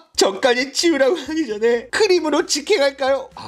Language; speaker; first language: Korean; non-native, fluent; English